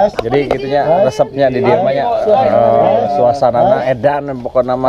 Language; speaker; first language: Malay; non-native, local second language; Sundanese